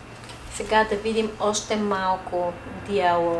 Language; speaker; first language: Bulgarian; non-native, fluent; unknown